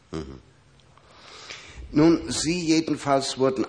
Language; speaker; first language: German; native; German